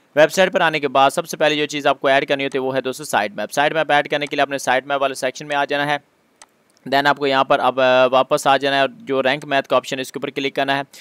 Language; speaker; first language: Urdu; non-native, local second language; Punjabi